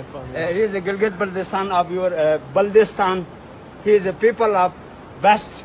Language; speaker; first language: English; non-native, learner; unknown